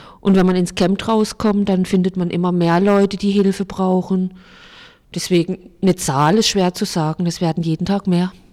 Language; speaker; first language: German; native; German